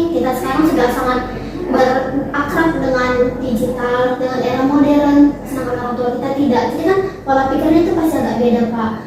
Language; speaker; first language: Indonesian; native; Indonesian